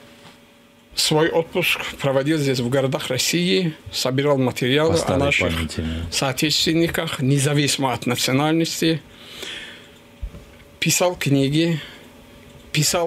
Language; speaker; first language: Russian; non-native, local second language; Azerbaijani